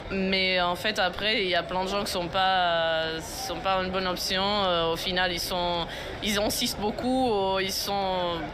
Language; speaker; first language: French; non-native, fluent; Spanish